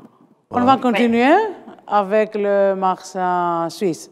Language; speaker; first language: French; non-native, learner; Greek